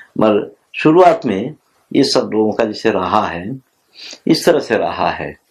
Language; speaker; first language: Hindi; non-native, local second language; Telugu